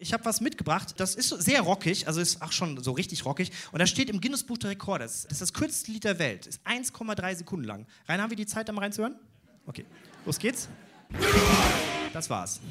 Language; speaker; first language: German; native; German